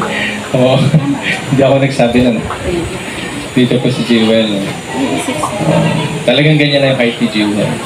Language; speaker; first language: Filipino; native; Filipino